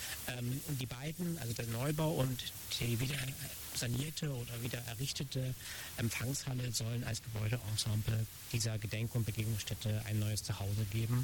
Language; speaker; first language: German; native; German